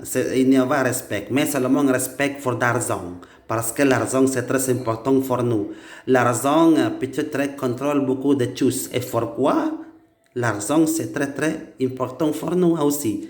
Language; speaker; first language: French; non-native, learner; Indonesian